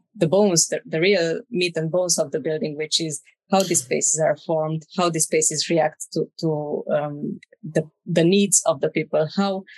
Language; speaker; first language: English; non-native, fluent; Romanian